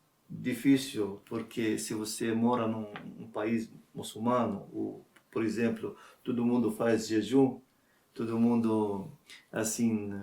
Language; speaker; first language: Portuguese; non-native, learner; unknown